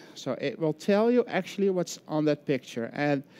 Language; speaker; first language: English; non-native, fluent; Dutch